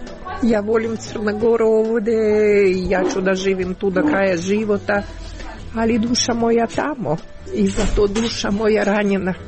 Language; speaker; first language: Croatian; non-native, learner; Ukrainian